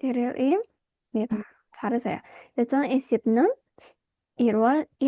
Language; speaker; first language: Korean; non-native, fluent; Indonesian